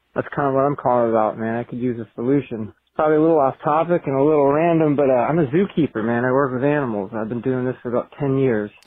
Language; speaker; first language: English; native; English